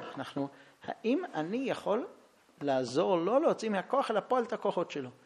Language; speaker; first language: Hebrew; non-native, fluent; English